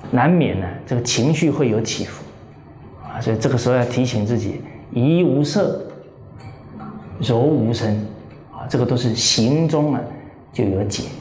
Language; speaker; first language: Chinese; native; Chinese